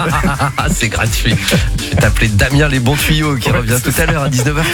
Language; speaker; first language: French; native; French